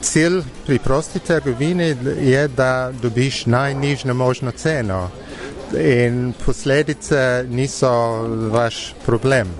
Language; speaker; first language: Slovenian; non-native, fluent; English